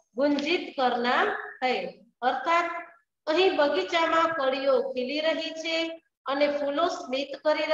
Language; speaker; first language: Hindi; non-native, local second language; Gujarati